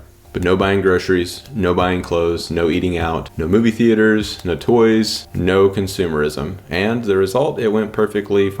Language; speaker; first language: English; native; English